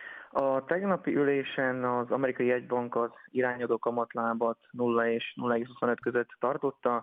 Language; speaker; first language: Hungarian; native; Hungarian